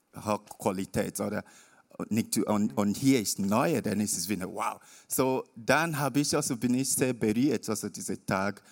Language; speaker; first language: German; non-native, learner; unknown